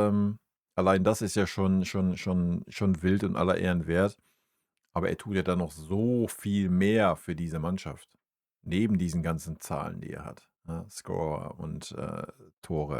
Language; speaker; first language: German; native; German